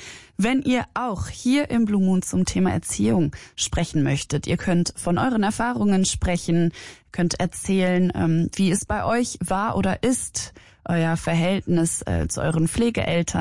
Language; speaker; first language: German; native; German